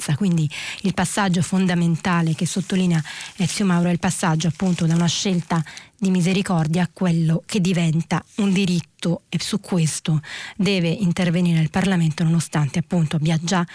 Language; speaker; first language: Italian; native; Italian